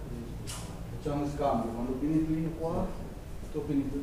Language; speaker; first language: Italian; non-native, learner; Filipino